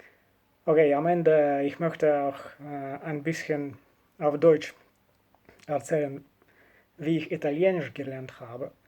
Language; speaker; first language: German; non-native, learner; Russian